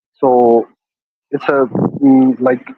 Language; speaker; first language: English; non-native, learner; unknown